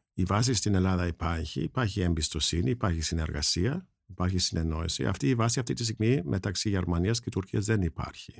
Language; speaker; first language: Greek; non-native, fluent; German